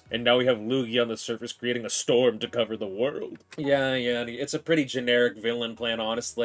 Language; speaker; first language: English; native; English